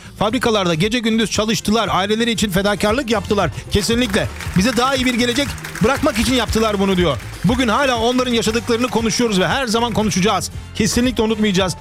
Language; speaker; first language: Turkish; early bilingual, other home language; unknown